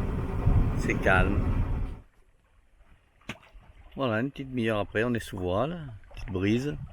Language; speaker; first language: French; native; French